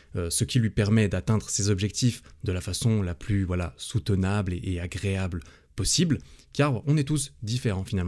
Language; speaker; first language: French; native; French